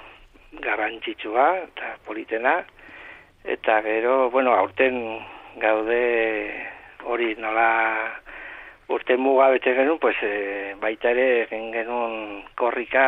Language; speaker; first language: Basque; non-native, local second language; Spanish